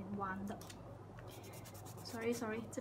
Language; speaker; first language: Chinese; native; Chinese